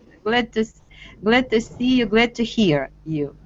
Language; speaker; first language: English; non-native, fluent; Russian